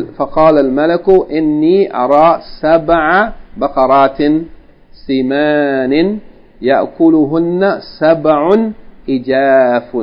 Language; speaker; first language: Arabic; non-native, fluent; English